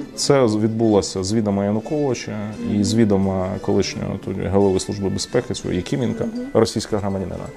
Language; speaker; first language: Ukrainian; native; Ukrainian